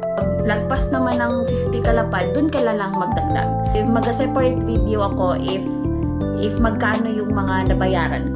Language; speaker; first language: Filipino; native; Filipino